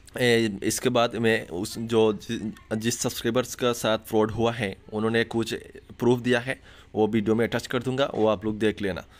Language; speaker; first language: Hindi; non-native, local second language; Bangla